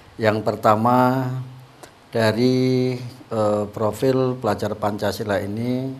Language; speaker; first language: Indonesian; non-native, local second language; Javanese